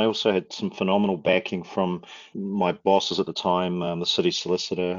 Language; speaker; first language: English; native; English